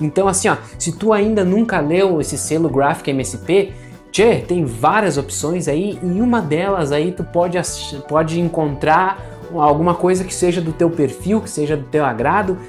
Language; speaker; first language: Portuguese; native; Portuguese